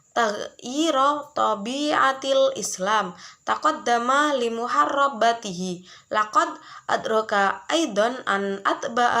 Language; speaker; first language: Arabic; non-native, learner; Indonesian